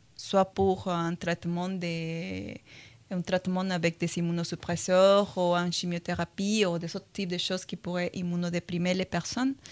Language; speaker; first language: French; non-native, fluent; Spanish